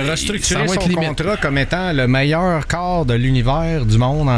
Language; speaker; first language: French; native; French